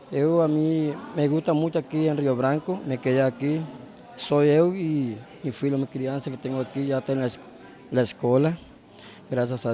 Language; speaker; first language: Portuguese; non-native, learner; Spanish